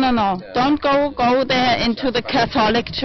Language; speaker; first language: English; non-native, fluent; German